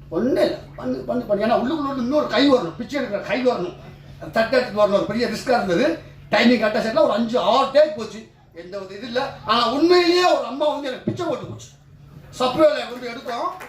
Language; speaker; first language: Tamil; native; Tamil